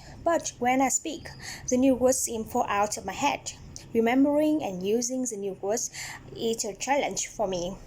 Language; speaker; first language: English; non-native, learner; Vietnamese